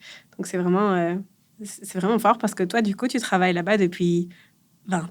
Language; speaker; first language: French; native; French